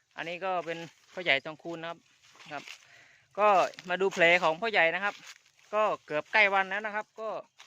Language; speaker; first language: Thai; non-native, local second language; Khmer